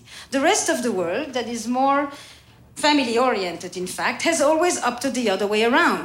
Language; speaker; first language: English; non-native, fluent; French